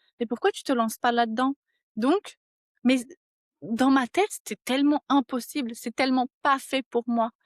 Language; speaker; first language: French; non-native, fluent; Portuguese